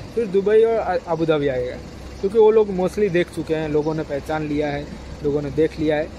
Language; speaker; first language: Hindi; non-native, local second language; Gujarati